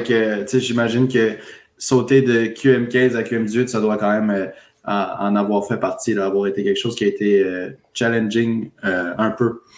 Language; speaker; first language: French; native; French